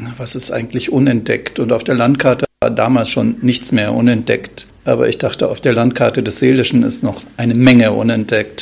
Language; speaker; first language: German; native; German